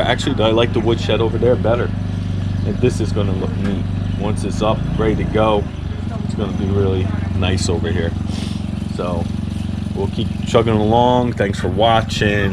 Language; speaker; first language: English; native; English